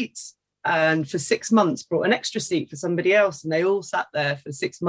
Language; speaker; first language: English; native; English